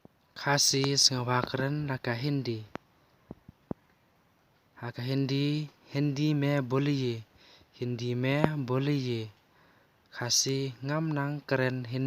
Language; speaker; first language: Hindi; non-native, local second language; Khasi